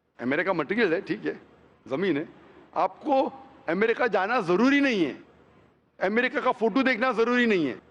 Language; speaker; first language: Hindi; non-native, local second language; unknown